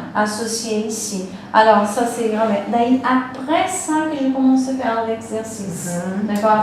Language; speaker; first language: French; non-native, fluent; Portuguese